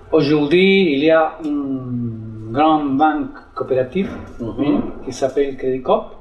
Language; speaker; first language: French; non-native, learner; Spanish